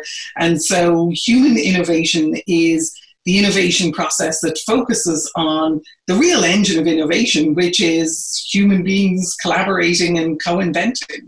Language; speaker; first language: English; native; English